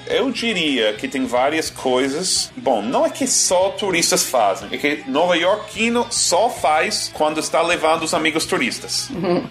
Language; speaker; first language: Portuguese; non-native, fluent; English